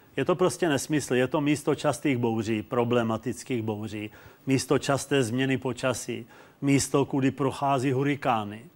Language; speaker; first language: Czech; native; Czech